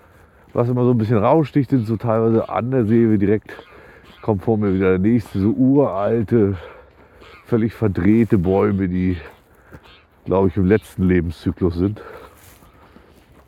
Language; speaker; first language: German; native; German